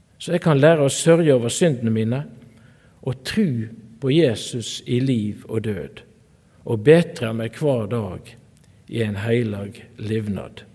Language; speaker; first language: Norwegian; native; Norwegian